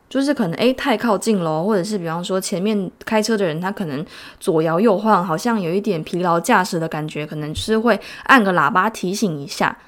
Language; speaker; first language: Chinese; native; Chinese